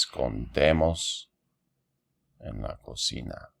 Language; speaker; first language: Spanish; non-native, fluent; English